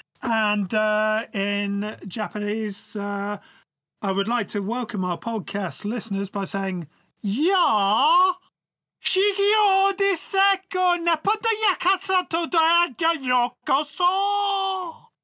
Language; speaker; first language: English; native; English